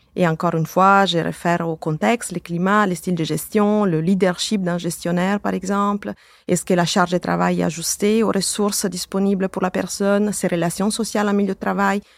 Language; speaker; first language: French; native; French